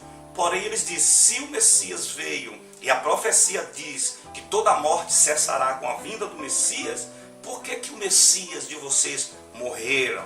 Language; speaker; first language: Portuguese; native; Portuguese